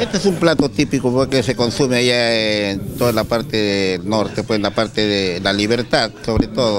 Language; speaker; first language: Spanish; native; Spanish